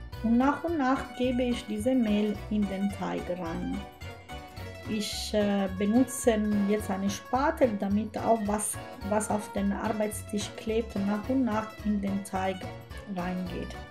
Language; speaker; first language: German; non-native, fluent; Italian